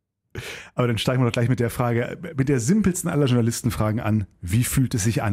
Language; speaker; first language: German; native; German